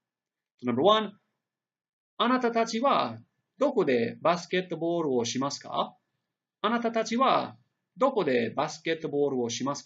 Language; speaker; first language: Japanese; non-native, fluent; English